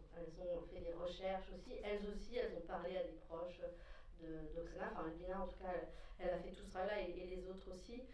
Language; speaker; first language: French; native; French